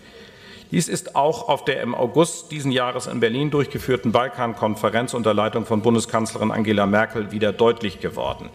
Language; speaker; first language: German; native; German